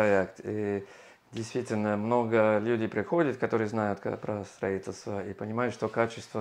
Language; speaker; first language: Russian; non-native, fluent; English